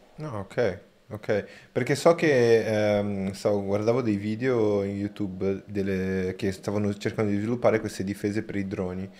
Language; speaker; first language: Italian; non-native, fluent; Spanish